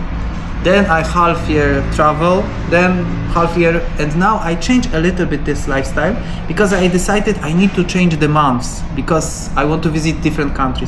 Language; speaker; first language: English; non-native, learner; Polish